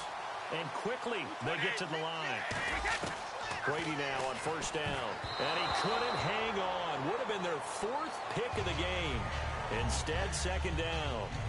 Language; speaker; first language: English; native; English